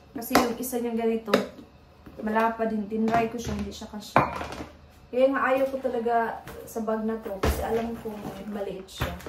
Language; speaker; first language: Filipino; native; Filipino